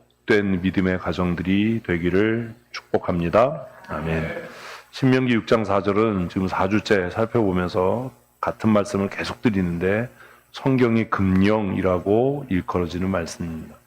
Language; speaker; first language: Korean; native; Korean